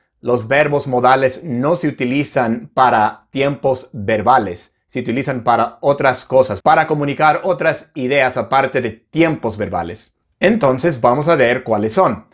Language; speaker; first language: Spanish; non-native, fluent; English